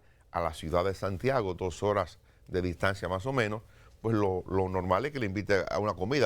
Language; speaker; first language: Spanish; native; Spanish